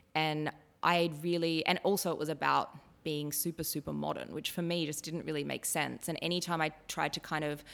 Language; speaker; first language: English; native; English